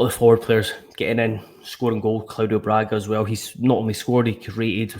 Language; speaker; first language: English; native; English